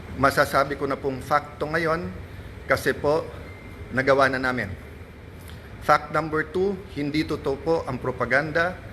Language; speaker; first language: Filipino; native; Filipino